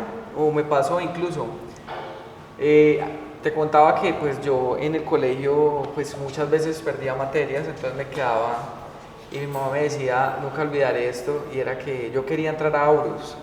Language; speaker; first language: Spanish; native; Spanish